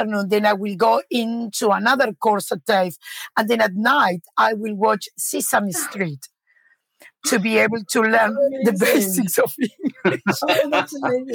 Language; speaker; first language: English; non-native, fluent; Spanish